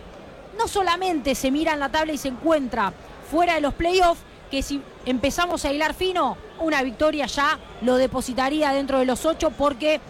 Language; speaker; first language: Spanish; native; Spanish